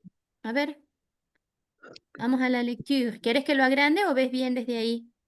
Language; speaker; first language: Spanish; native; Spanish